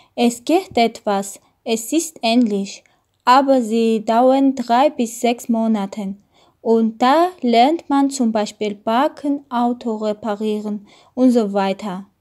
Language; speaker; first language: German; non-native, learner; Armenian